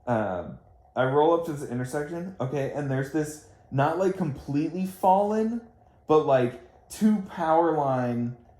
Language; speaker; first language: English; native; English